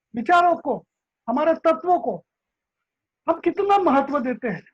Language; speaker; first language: Hindi; non-native, local second language; Marathi